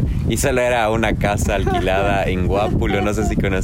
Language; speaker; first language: Spanish; native; Spanish